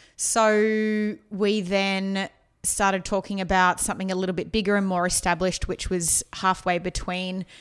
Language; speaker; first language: English; native; English